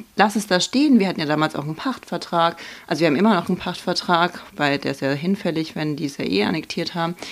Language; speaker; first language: German; early bilingual, other home language; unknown